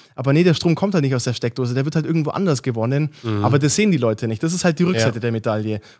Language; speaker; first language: German; native; German